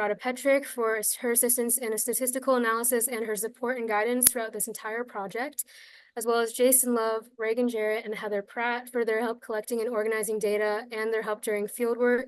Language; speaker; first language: English; native; English